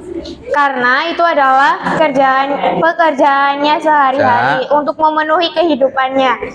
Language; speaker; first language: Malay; non-native, local second language; Javanese